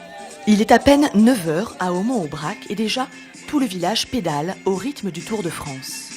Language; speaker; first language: French; native; French